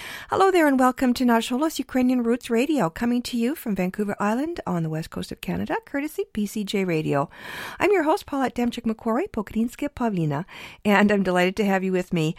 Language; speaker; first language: English; early bilingual, other home language; Ukrainian